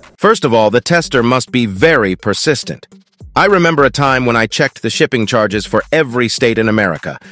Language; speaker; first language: English; non-native, fluent; Russian